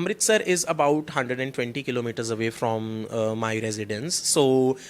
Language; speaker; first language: English; non-native, local second language; Punjabi